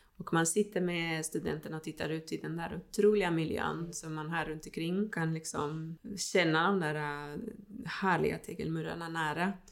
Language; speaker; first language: Swedish; non-native, fluent; Spanish